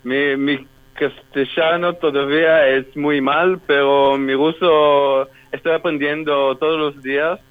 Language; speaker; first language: Spanish; non-native, fluent; Hebrew